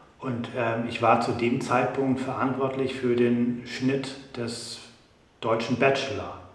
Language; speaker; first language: German; native; German